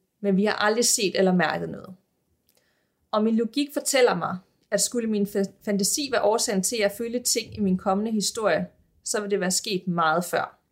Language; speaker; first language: Danish; native; Danish